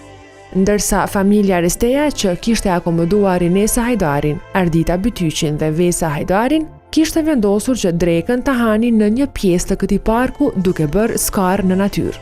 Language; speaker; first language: Albanian; native; Albanian